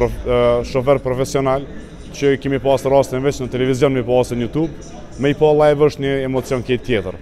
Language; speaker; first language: Albanian; native; Albanian